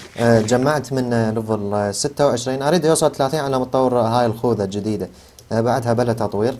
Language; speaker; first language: Arabic; native; Arabic